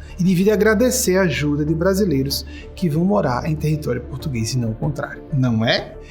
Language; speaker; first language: Portuguese; native; Portuguese